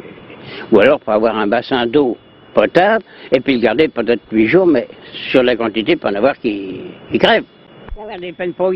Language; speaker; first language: French; native; French